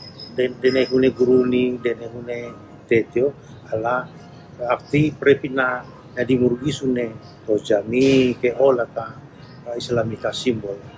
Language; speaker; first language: Greek; non-native, learner; Indonesian